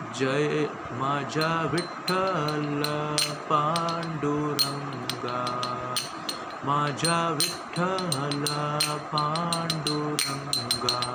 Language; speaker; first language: Marathi; early bilingual, other home language; Tamil